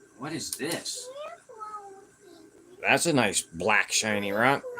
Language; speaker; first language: English; native; English